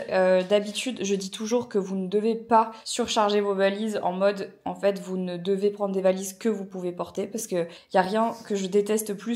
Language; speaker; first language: French; native; French